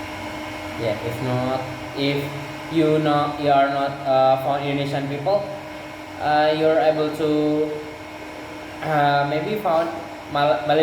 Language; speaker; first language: English; non-native, learner; Indonesian